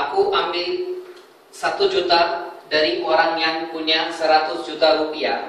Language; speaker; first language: Indonesian; non-native, fluent; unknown